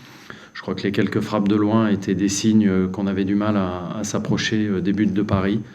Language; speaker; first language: French; native; French